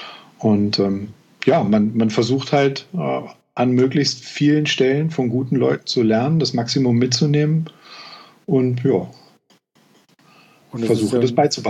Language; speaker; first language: German; native; German